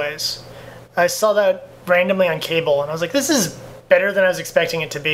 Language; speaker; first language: English; native; English